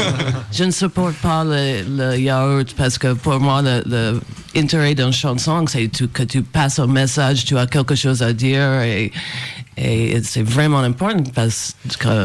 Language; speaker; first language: French; non-native, fluent; English